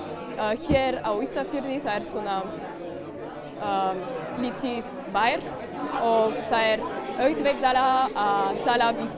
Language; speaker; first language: Icelandic; non-native, learner; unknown